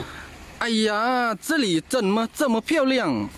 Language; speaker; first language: Chinese; non-native, learner; Lao